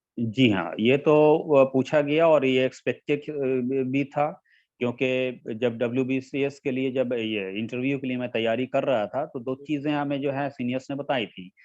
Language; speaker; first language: Hindi; non-native, local second language; Urdu